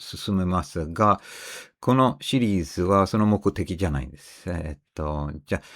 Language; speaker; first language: Japanese; non-native, fluent; English